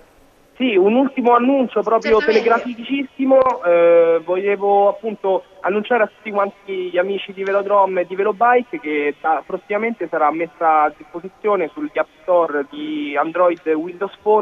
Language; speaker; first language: Italian; native; Italian